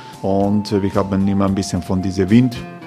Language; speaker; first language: German; non-native, fluent; Croatian